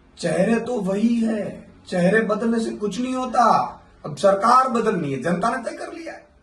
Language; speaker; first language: Hindi; non-native, local second language; Gujarati